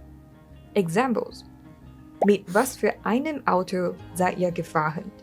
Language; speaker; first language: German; non-native, learner; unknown